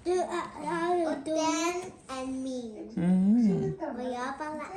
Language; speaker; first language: Swedish; early bilingual, other home language; Mongolian